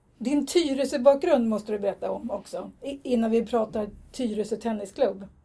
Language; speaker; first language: Swedish; native; Swedish